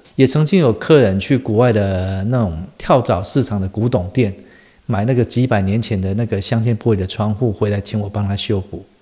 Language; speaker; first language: Chinese; native; Chinese